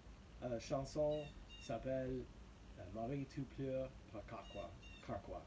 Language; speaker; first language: French; non-native, learner; English